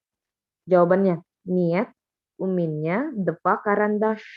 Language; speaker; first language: Russian; non-native, fluent; Indonesian